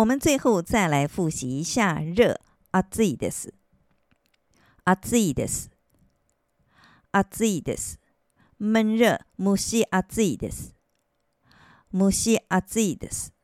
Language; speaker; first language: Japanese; non-native, fluent; Chinese